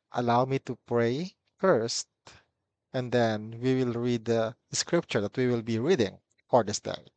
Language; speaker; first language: English; non-native, local second language; Filipino